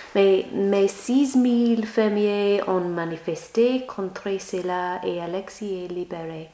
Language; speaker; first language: French; non-native, learner; English